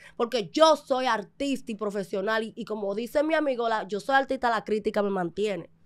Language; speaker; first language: Spanish; early bilingual, other home language; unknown